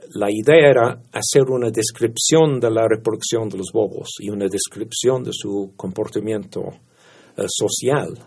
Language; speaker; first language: Spanish; non-native, fluent; English